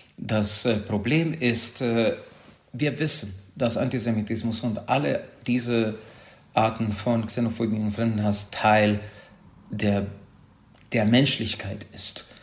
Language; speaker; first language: German; non-native, fluent; Hungarian